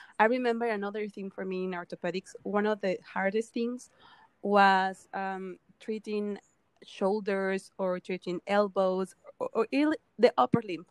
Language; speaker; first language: English; non-native, fluent; Spanish